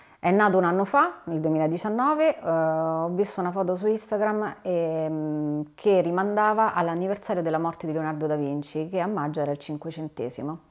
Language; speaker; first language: Italian; native; Italian